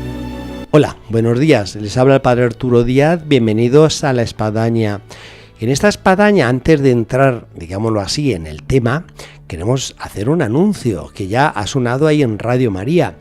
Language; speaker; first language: Spanish; native; Spanish